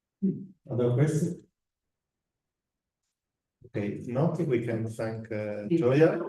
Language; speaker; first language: English; non-native, fluent; Italian